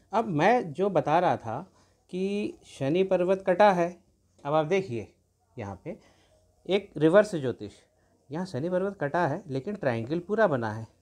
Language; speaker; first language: Hindi; native; Hindi